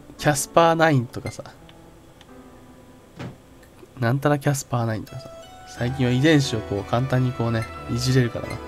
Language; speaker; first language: Japanese; native; Japanese